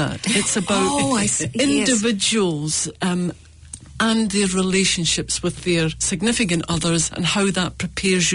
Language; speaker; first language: English; native; English